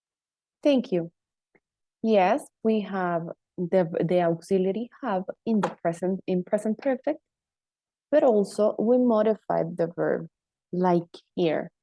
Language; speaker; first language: English; non-native, fluent; Spanish